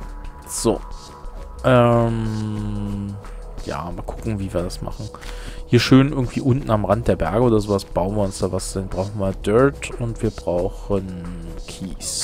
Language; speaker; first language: German; native; German